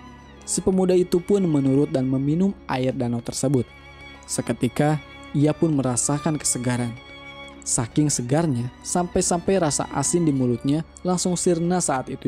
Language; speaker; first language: Indonesian; native; Indonesian